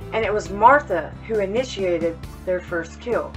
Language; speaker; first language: English; native; English